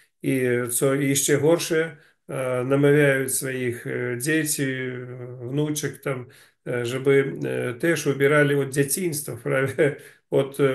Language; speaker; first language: Polish; non-native, fluent; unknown